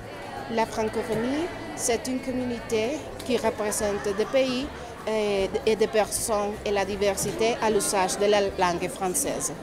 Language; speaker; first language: French; non-native, fluent; Spanish